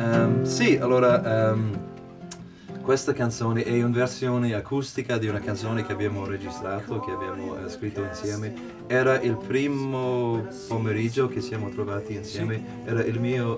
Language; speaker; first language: Italian; non-native, fluent; English